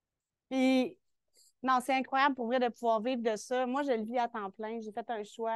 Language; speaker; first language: French; native; French